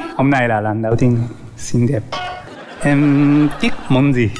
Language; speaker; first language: Vietnamese; non-native, learner; Japanese